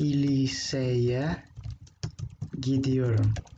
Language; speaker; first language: Turkish; non-native, fluent; English